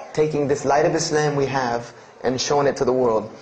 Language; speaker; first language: English; native; English